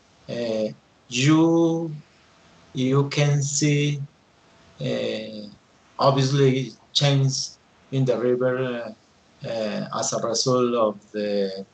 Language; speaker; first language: English; non-native, learner; Spanish